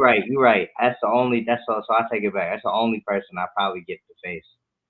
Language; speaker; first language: English; native; English